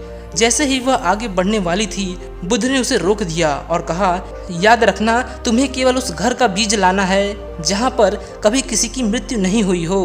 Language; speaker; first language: Hindi; native; Hindi